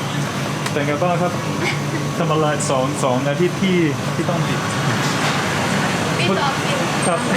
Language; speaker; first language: Thai; non-native, fluent; English